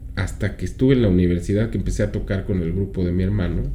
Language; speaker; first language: Spanish; native; Spanish